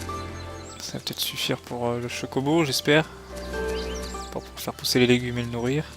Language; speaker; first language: French; native; French